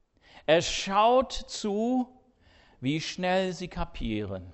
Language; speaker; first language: German; non-native, fluent; English